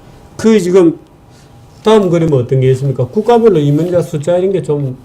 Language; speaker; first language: Korean; native; Korean